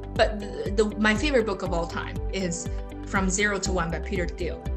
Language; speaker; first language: English; non-native, fluent; Chinese